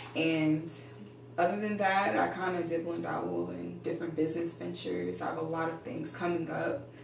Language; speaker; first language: English; native; English